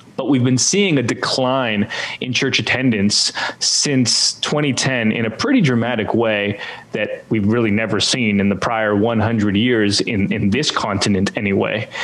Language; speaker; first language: English; native; English